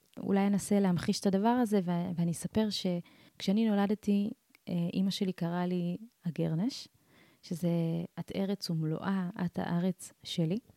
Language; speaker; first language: Hebrew; early bilingual, other home language; Amharic